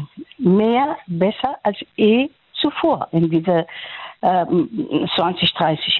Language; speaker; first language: German; non-native, fluent; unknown